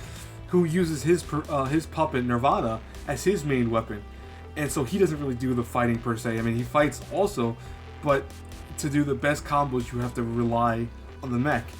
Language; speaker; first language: English; native; English